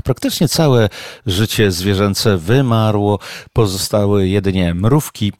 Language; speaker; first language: Polish; native; Polish